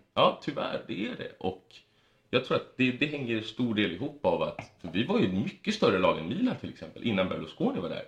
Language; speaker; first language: Swedish; early bilingual, other home language; Spanish